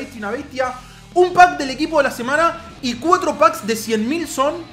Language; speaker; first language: Spanish; native; Spanish